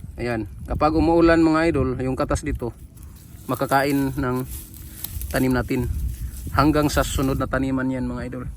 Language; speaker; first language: Filipino; native; Filipino